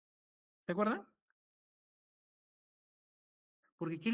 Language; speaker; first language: Spanish; native; Spanish